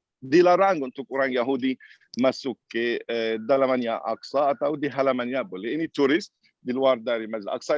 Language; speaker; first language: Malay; non-native, fluent; Arabic